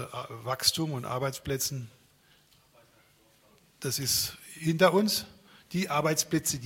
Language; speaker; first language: German; native; German